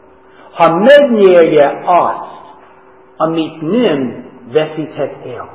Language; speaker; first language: Hungarian; non-native, learner; English